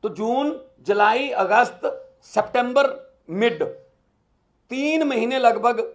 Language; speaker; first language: Hindi; non-native, local second language; Punjabi